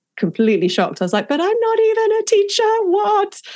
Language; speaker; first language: English; native; English